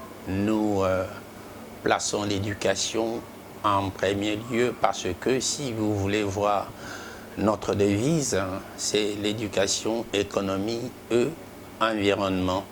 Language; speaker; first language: French; non-native, local second language; Lingala